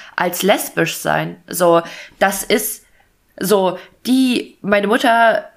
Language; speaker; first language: German; native; German